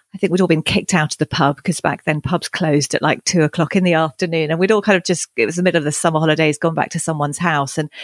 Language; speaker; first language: English; native; English